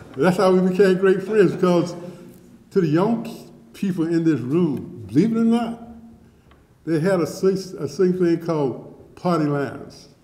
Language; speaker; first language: English; native; English